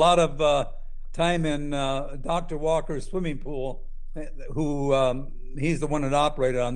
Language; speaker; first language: English; native; English